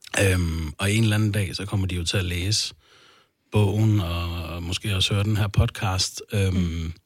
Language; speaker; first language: Danish; early bilingual, other home language; Arabic